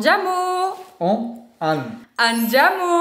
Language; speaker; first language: Italian; non-native, learner; French